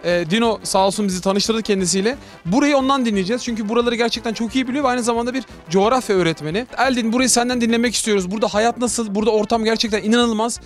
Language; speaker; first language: Turkish; native; Turkish